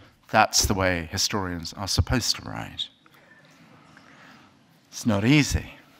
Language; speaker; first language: English; native; English